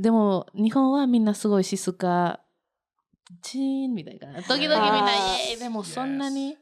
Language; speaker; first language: Japanese; non-native, learner; Spanish